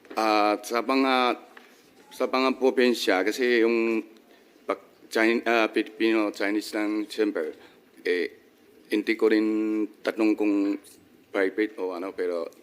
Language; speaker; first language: Filipino; non-native, learner; Chinese